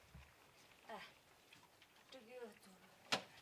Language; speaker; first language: Chinese; non-native, local second language; Tibetan